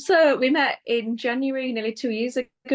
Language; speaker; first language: English; native; English